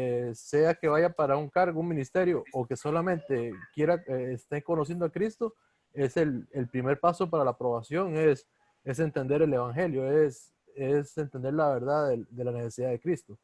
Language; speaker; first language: Spanish; native; Spanish